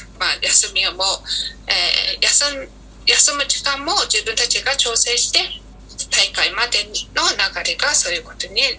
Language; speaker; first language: Japanese; non-native, fluent; Mongolian